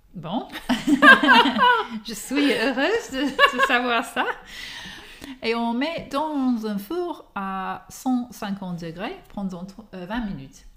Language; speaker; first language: French; non-native, fluent; English